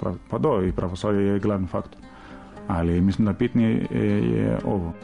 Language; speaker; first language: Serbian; non-native, fluent; Greek